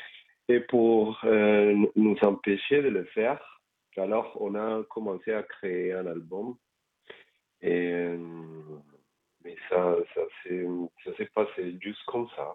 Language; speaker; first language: French; non-native, fluent; Spanish